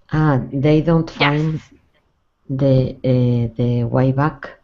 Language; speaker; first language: English; non-native, learner; Spanish